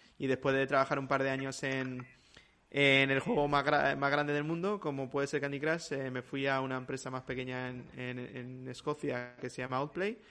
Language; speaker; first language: Spanish; native; Spanish